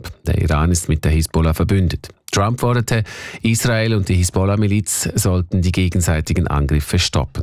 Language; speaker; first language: German; native; German